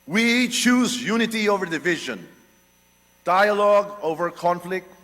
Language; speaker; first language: English; non-native, local second language; Filipino